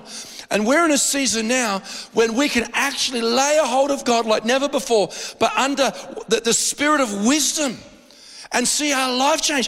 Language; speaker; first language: English; native; English